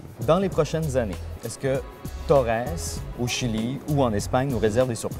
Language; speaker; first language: French; native; French